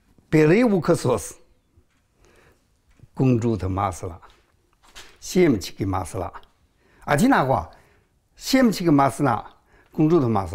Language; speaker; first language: Russian; non-native, learner; Chinese